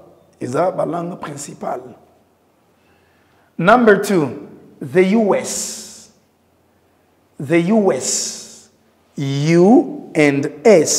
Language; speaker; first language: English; non-native, fluent; Lingala